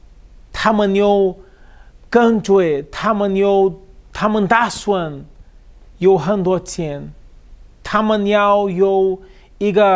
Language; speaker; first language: Chinese; non-native, fluent; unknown